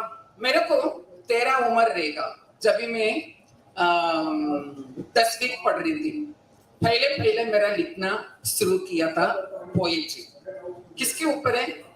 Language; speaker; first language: Hindi; non-native, local second language; Tamil